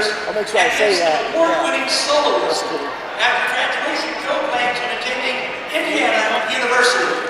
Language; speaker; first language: English; native; English